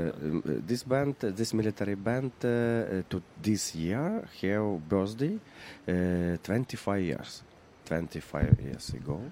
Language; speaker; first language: English; non-native, learner; Ukrainian